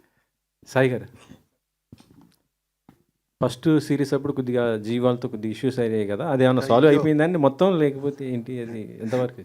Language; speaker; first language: Telugu; native; Telugu